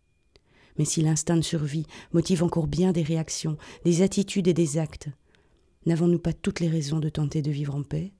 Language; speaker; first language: French; native; French